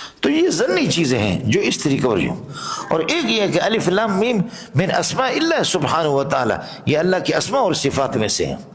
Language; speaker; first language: Urdu; non-native, local second language; Baluchi